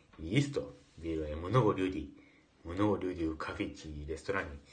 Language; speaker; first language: Serbian; non-native, learner; Japanese